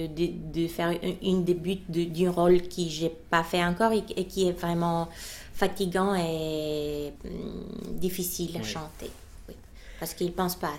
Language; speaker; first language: French; non-native, fluent; Bulgarian